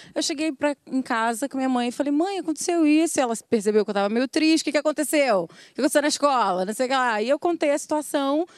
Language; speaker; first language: Portuguese; native; Portuguese